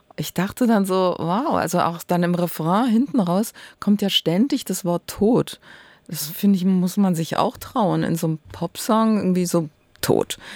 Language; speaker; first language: German; native; German